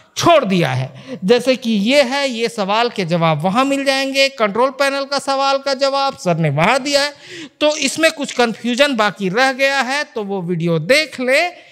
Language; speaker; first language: Hindi; native; Hindi